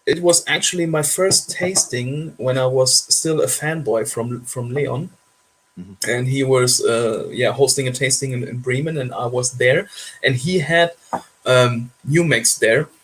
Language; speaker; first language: English; non-native, fluent; German